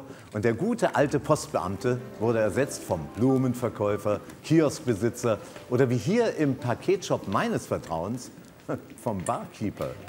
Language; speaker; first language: German; native; German